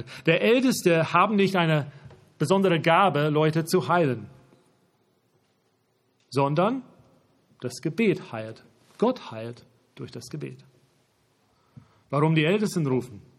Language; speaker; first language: German; non-native, fluent; English